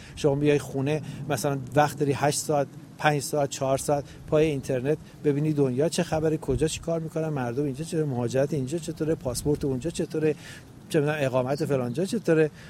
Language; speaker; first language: Persian; native; Persian